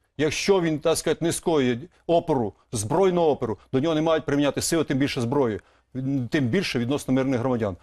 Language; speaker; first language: Ukrainian; native; Ukrainian